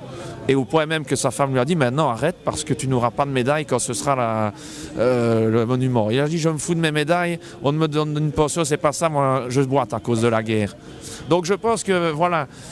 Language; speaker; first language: French; native; French